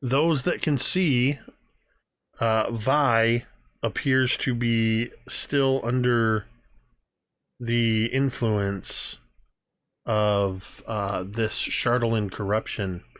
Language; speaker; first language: English; native; English